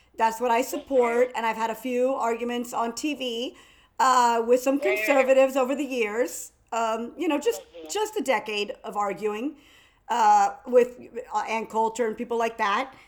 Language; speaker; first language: English; early bilingual, other home language; Spanish